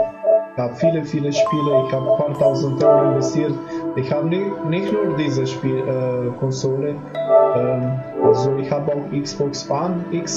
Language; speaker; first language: German; non-native, fluent; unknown